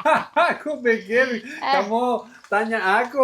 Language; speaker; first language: Indonesian; non-native, learner; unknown